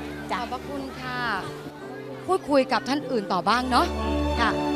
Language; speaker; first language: Thai; native; Thai